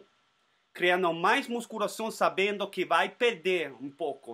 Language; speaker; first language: Portuguese; non-native, learner; Spanish